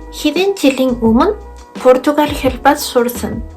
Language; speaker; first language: Mongolian; non-native, learner; Spanish